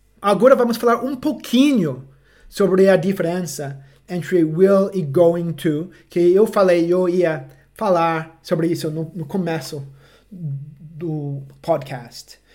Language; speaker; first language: Portuguese; non-native, fluent; English